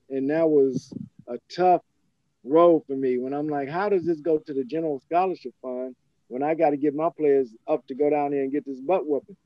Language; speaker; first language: English; native; English